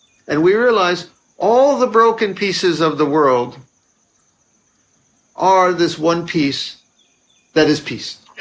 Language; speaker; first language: English; native; English